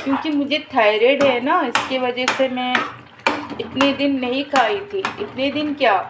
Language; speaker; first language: Hindi; non-native, local second language; Telugu